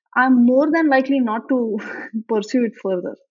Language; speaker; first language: English; non-native, local second language; Marathi